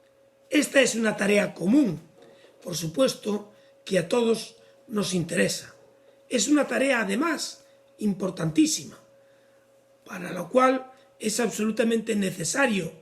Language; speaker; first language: Spanish; native; Spanish